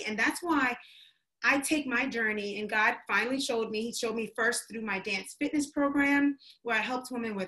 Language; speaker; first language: English; native; English